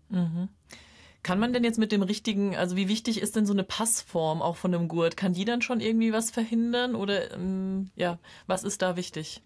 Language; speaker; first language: German; native; German